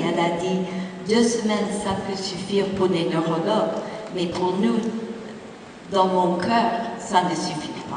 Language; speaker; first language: French; non-native, fluent; English